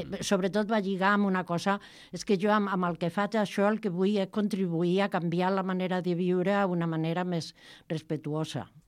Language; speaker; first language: Catalan; non-native, local second language; Spanish